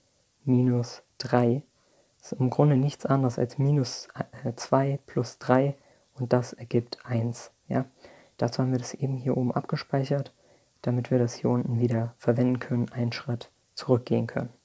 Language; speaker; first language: German; native; German